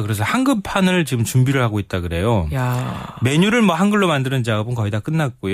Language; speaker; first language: Korean; native; Korean